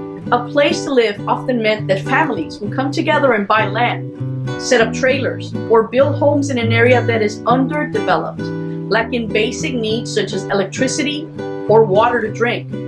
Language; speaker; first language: English; non-native, local second language; Spanish